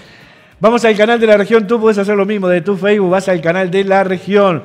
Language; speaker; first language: Spanish; native; Spanish